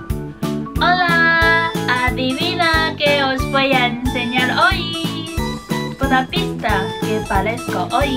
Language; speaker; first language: Spanish; non-native, fluent; Chinese